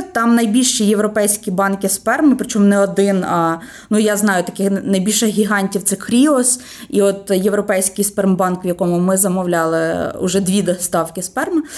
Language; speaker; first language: Ukrainian; native; Ukrainian